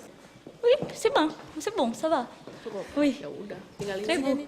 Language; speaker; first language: French; non-native, learner; Indonesian